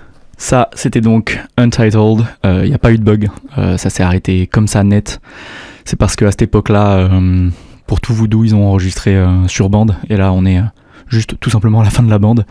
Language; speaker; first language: French; native; French